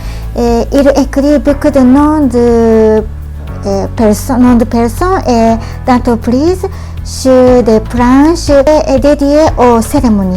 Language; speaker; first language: French; non-native, learner; Japanese